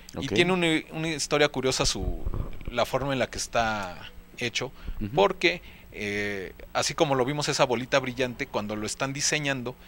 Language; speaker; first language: Spanish; native; Spanish